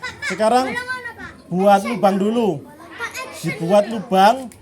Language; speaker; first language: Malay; non-native, local second language; Javanese